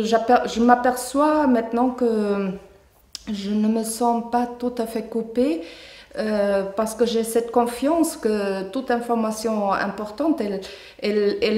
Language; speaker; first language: French; non-native, fluent; German